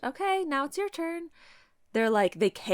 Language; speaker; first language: English; native; English